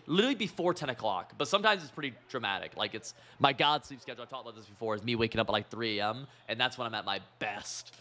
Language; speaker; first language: English; native; English